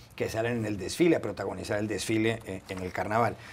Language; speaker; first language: Spanish; native; Spanish